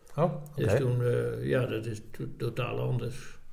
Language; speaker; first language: Dutch; native; Dutch